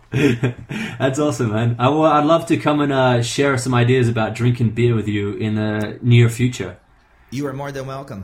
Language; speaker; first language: English; non-native, fluent; Portuguese